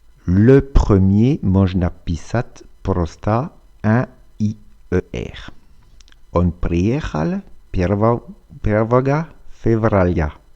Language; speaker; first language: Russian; non-native, fluent; French